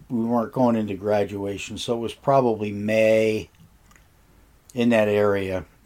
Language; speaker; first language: English; native; English